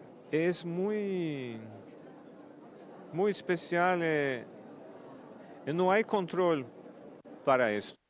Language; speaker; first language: Spanish; non-native, fluent; Portuguese